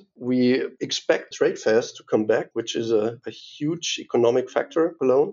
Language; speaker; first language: English; non-native, fluent; German